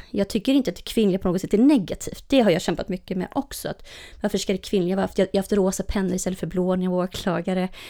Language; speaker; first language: Swedish; native; Swedish